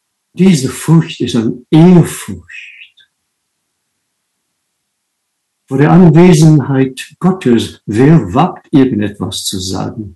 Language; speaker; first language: German; non-native, fluent; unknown